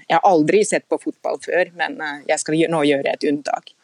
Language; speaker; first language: Norwegian; non-native, fluent; Finnish